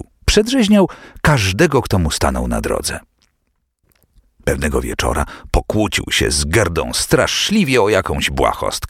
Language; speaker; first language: Polish; native; Polish